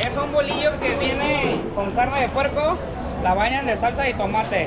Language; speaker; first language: Spanish; native; Spanish